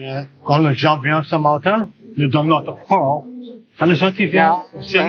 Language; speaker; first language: French; non-native, learner; English